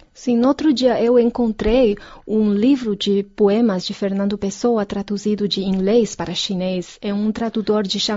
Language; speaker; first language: Portuguese; non-native, fluent; Chinese